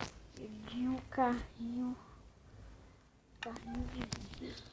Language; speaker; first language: Portuguese; native; Portuguese